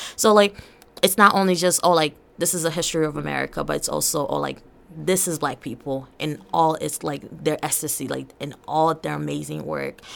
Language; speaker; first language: English; early bilingual, other home language; Portuguese